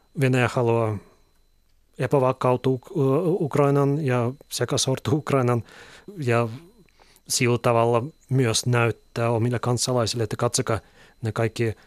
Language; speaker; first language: Finnish; non-native, fluent; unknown